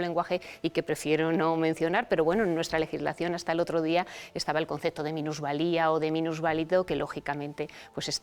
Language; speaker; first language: Spanish; native; Spanish